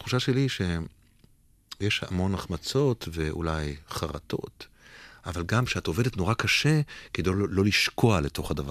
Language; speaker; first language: Hebrew; native; Hebrew